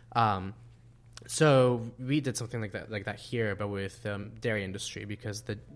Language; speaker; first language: English; non-native, fluent; Spanish